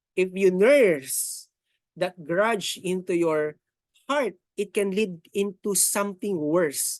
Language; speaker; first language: English; non-native, local second language; Filipino